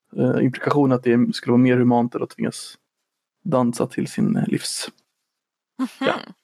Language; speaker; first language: Swedish; native; Swedish